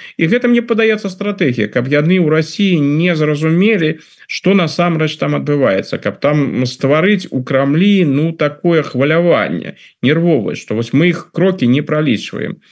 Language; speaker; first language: Belarusian; non-native, local second language; Russian